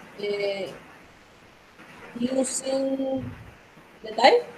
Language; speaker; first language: English; non-native, learner; Spanish